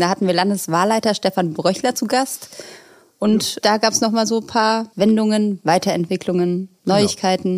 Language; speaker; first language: German; native; German